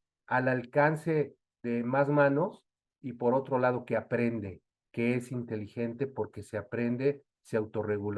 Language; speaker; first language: Spanish; native; Spanish